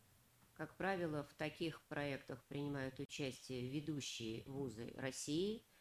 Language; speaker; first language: Russian; native; Russian